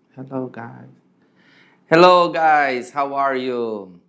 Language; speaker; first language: English; non-native, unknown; Portuguese